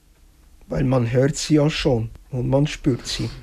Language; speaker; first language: German; early bilingual, other home language; Italian